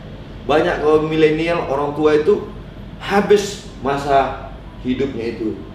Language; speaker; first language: Indonesian; native; Indonesian